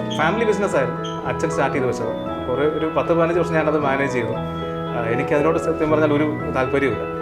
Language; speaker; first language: Malayalam; non-native, local second language; Tamil